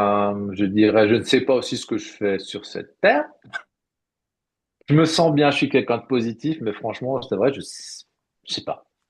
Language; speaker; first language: French; native; French